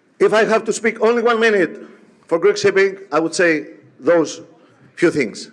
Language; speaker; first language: English; non-native, fluent; Greek